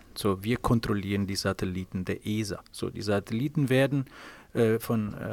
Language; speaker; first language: German; non-native, fluent; Italian